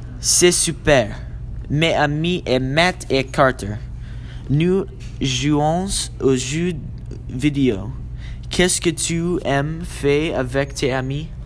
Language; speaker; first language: French; non-native, learner; English